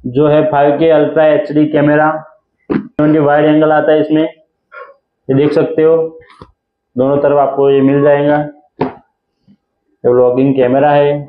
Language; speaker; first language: Hindi; non-native, local second language; Gujarati